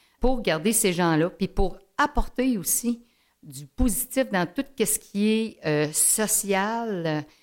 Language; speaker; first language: French; native; French